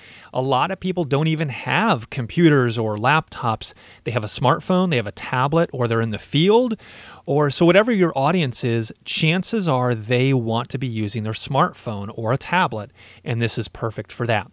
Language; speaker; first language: English; native; English